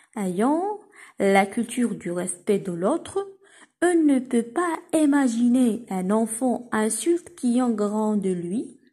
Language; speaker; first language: French; non-native, local second language; Arabic